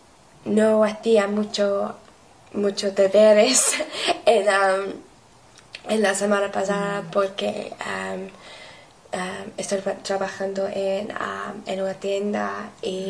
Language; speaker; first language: Spanish; non-native, learner; English